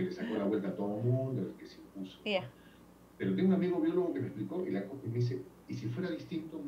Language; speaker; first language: Spanish; native; Spanish